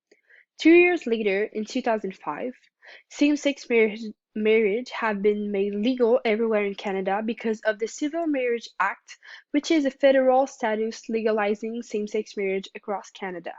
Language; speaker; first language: English; non-native, local second language; French